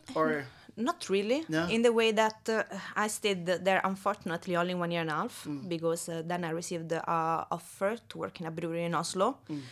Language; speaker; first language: English; non-native, fluent; Italian